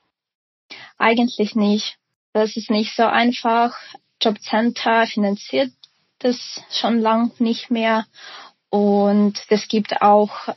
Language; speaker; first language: German; non-native, fluent; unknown